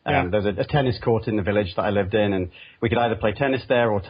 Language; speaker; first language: English; native; English